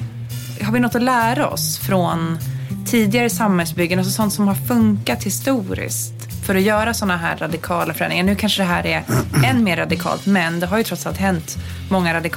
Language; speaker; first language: Swedish; native; Swedish